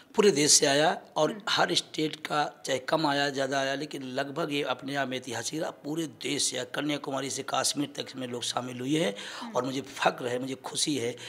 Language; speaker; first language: Hindi; native; Hindi